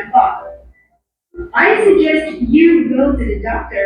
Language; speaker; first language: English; non-native, fluent; Indonesian